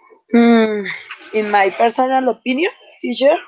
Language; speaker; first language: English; non-native, learner; Spanish